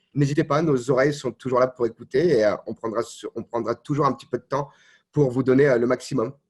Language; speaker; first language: French; native; French